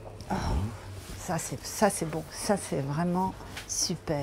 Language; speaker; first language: French; native; French